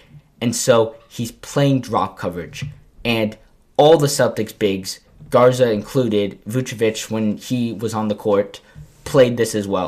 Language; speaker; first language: English; native; English